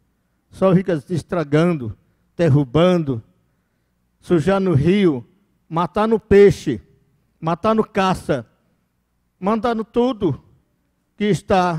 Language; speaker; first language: Portuguese; non-native, local second language; Yanomámi